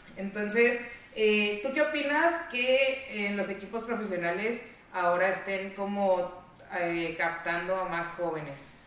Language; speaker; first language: Spanish; native; Spanish